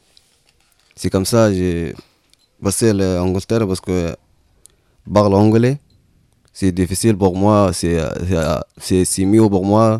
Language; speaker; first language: French; non-native, learner; Arabic